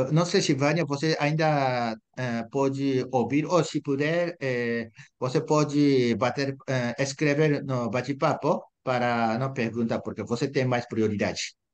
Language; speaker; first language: Portuguese; non-native, fluent; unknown